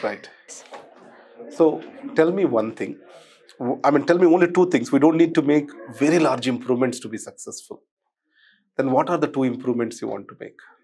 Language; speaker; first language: English; non-native, local second language; Telugu